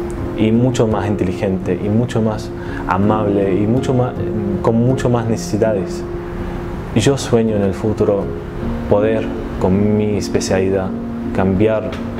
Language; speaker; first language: Spanish; non-native, fluent; Arabic